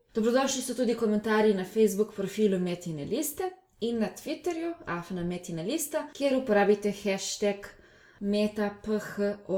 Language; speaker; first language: Slovenian; native; Slovenian